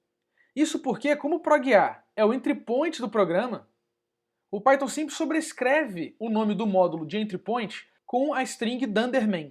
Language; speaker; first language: Portuguese; native; Portuguese